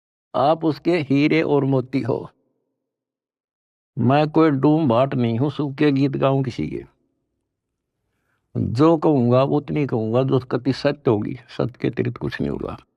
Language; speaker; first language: Hindi; native; Hindi